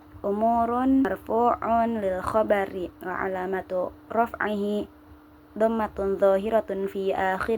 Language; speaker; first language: Arabic; non-native, learner; Indonesian